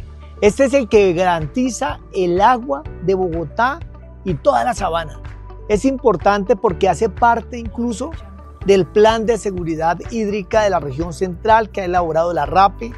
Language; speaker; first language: Spanish; native; Spanish